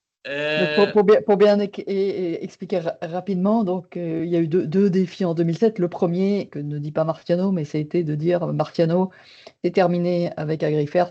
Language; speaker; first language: French; native; French